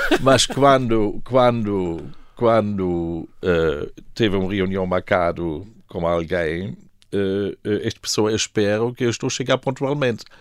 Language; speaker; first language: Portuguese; non-native, fluent; German